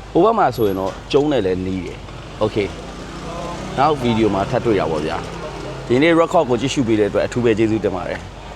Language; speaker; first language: Burmese; native; Burmese